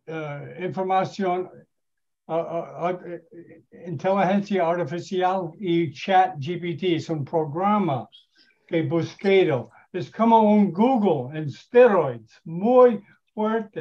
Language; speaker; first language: Spanish; non-native, learner; English